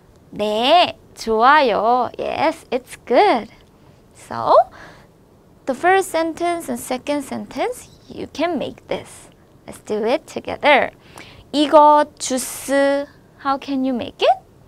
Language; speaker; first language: English; non-native, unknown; Korean